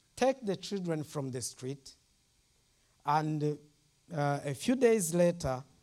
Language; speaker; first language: English; non-native, local second language; Kinyarwanda